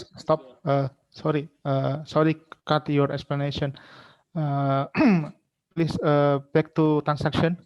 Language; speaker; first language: English; non-native, learner; Indonesian